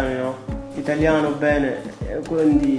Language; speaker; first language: Italian; non-native, learner; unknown